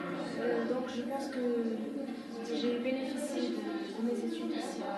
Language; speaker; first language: French; non-native, fluent; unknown